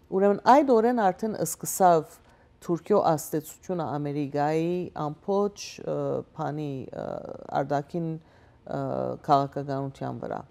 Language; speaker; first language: Armenian; early bilingual, heritage; Armenian